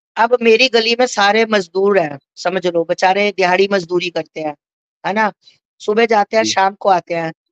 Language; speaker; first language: Hindi; native; Hindi